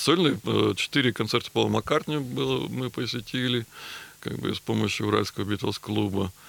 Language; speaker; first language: Russian; native; Russian